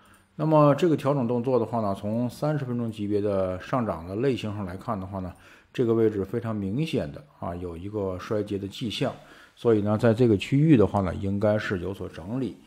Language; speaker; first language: Chinese; native; Chinese